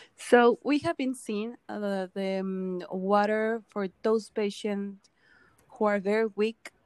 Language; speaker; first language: English; non-native, fluent; Spanish